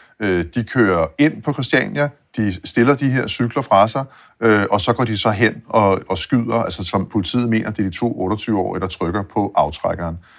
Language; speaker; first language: Danish; native; Danish